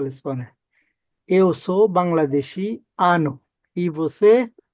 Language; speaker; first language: Portuguese; non-native, learner; Bangla